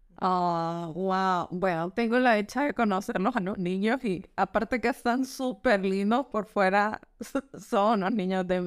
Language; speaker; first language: Spanish; native; Spanish